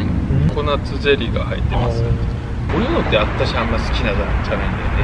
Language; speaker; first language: Japanese; non-native, fluent; Korean